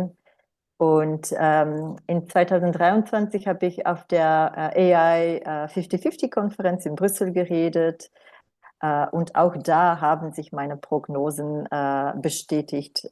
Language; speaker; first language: German; non-native, fluent; Romanian